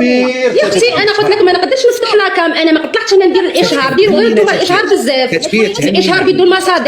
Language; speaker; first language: Arabic; native; Arabic